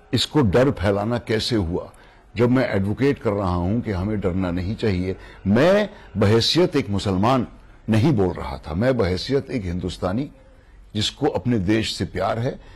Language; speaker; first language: Hindi; native; Hindi